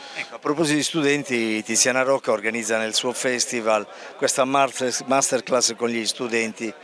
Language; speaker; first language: Italian; native; Italian